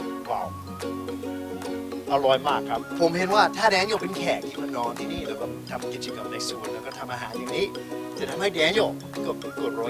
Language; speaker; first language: Thai; non-native, fluent; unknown